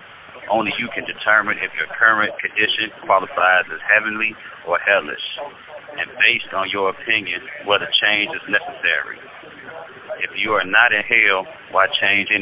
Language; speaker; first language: English; native; English